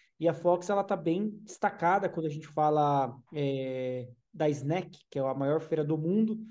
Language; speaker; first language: Portuguese; native; Portuguese